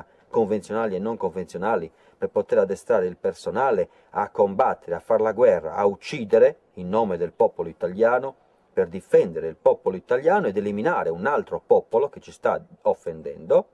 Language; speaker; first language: Italian; native; Italian